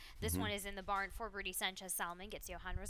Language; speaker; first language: English; native; English